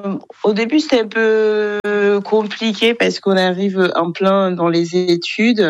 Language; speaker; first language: French; non-native, local second language; Kinyarwanda